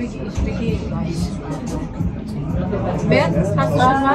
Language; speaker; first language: German; non-native, fluent; Filipino